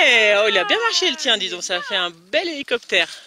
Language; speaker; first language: French; native; French